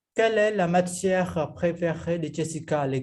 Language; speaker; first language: French; non-native, fluent; Khmer